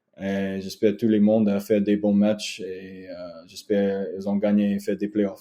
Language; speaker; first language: French; non-native, learner; English